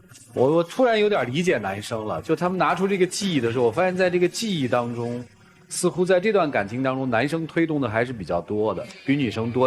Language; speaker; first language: Chinese; native; Chinese